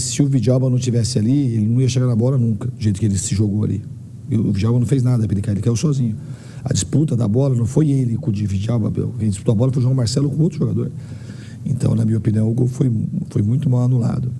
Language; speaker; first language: Portuguese; native; Portuguese